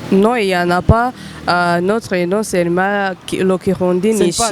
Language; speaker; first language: French; non-native, local second language; Rundi